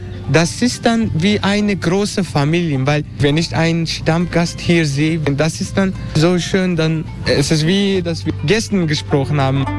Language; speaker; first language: German; non-native, learner; Turkish